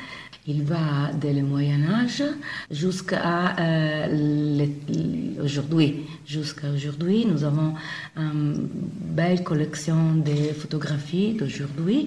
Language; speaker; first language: French; non-native, fluent; Italian